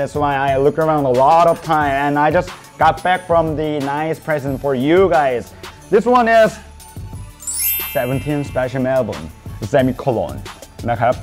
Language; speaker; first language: English; non-native, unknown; Korean